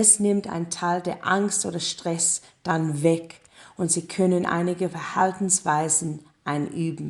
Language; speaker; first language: German; non-native, learner; English